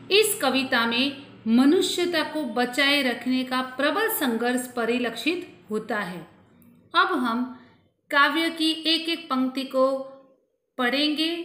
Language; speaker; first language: Hindi; non-native, local second language; Gujarati